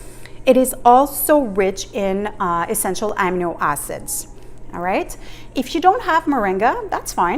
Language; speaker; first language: English; native; English